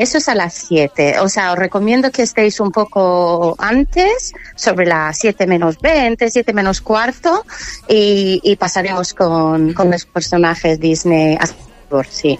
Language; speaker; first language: Spanish; non-native, fluent; English